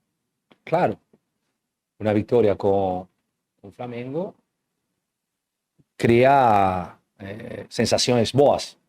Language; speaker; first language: Portuguese; non-native, fluent; Spanish